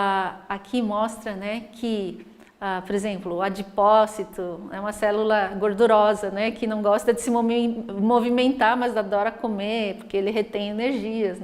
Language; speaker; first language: Portuguese; native; Portuguese